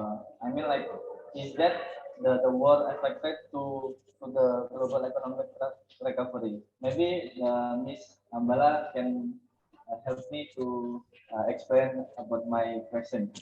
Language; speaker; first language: English; non-native, local second language; Indonesian